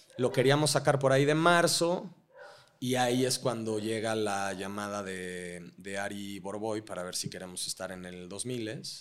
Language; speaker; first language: Spanish; native; Spanish